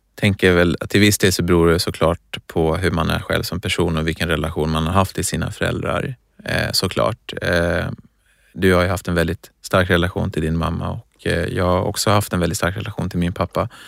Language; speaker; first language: Swedish; early bilingual, other home language; Persian